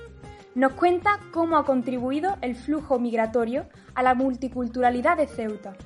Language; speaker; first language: Spanish; native; Spanish